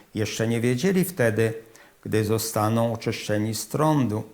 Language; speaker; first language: Polish; native; Polish